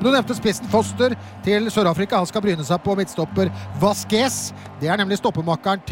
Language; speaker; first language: Norwegian; native; Norwegian